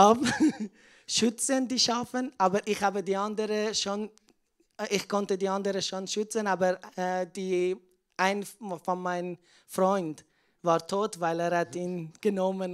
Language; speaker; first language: German; non-native, learner; Persian